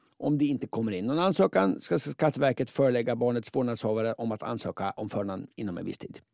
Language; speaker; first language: Swedish; native; Swedish